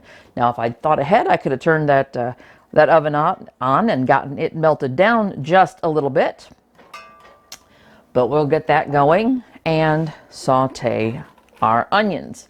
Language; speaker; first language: English; native; English